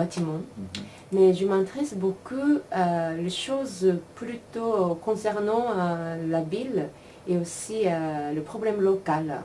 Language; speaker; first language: French; non-native, learner; Japanese